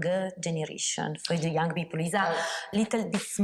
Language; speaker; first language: English; non-native, learner; Italian